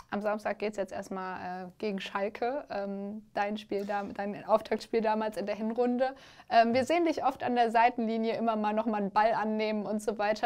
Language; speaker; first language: German; native; German